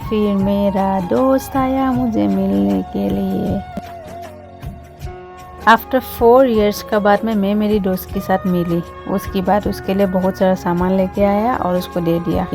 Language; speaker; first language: Hindi; non-native, local second language; Assamese